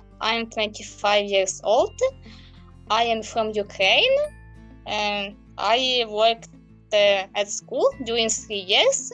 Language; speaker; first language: English; non-native, learner; Ukrainian